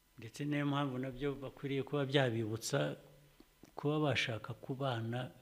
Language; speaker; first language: Kinyarwanda; early bilingual, heritage; Kinyarwanda